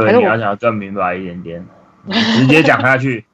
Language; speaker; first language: Chinese; native; Chinese